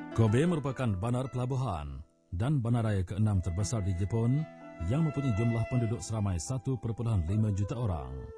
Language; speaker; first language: Malay; native; Malay